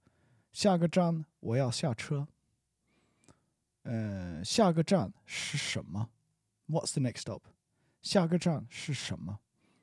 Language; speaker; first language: Chinese; non-native, learner; English